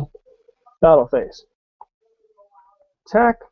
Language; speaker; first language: English; native; English